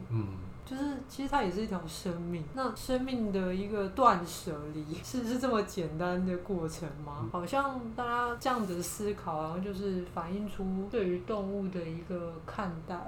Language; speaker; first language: Chinese; native; Chinese